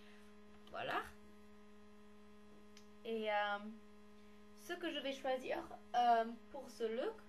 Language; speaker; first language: French; non-native, learner; English